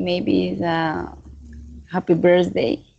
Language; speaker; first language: English; non-native, learner; Spanish